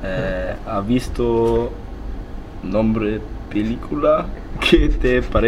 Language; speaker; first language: Spanish; non-native, learner; German